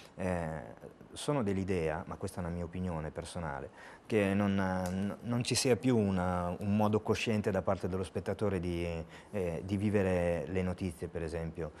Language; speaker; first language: Italian; native; Italian